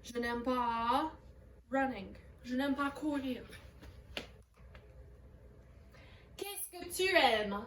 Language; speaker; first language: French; non-native, fluent; English